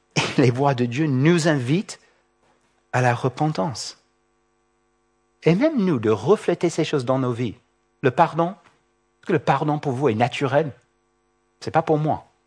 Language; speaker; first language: French; non-native, fluent; English